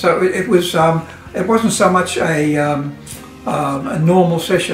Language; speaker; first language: English; native; English